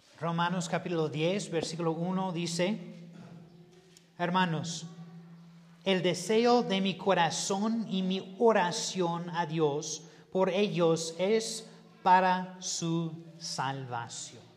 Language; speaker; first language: Spanish; non-native, learner; English